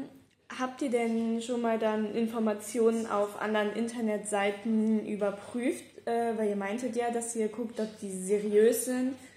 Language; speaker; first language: German; native; German